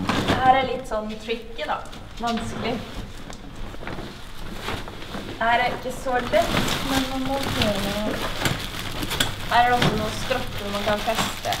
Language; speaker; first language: Norwegian; native; Norwegian